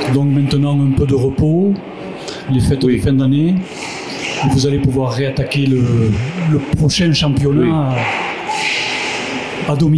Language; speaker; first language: French; native; French